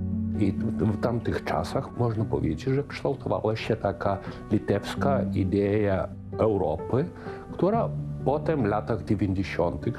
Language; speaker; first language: Polish; non-native, fluent; Lithuanian